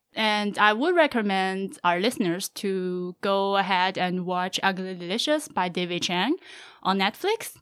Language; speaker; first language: English; non-native, fluent; Chinese